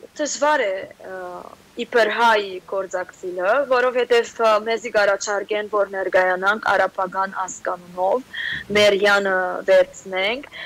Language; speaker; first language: Armenian; early bilingual, heritage; Armenian